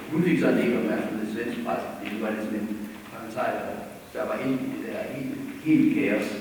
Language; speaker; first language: Danish; native; Danish